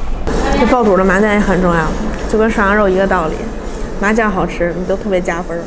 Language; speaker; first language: Chinese; native; Chinese